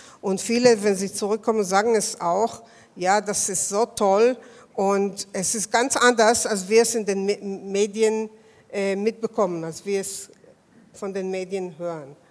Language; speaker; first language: German; non-native, fluent; Hebrew